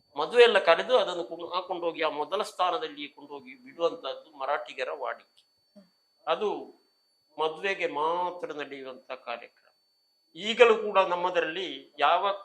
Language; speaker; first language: Kannada; non-native, local second language; Marathi